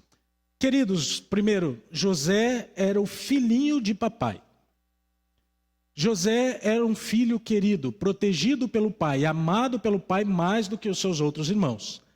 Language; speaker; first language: Portuguese; native; Portuguese